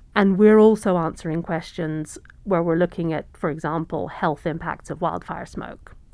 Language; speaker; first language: English; native; English